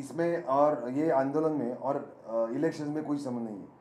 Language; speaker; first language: Hindi; non-native, local second language; Marathi